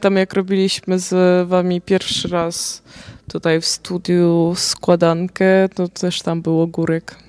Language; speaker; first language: Polish; non-native, fluent; Ukrainian